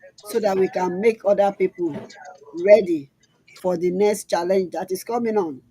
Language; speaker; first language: English; non-native, local second language; Yoruba